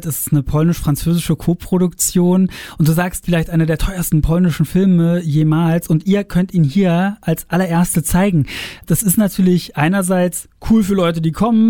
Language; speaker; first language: German; native; German